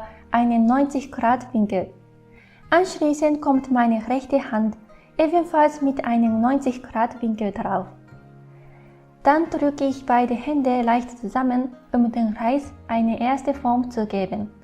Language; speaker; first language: German; non-native, fluent; Japanese